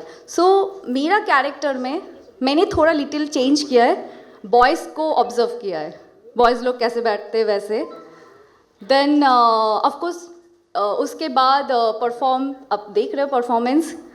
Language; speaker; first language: Hindi; non-native, local second language; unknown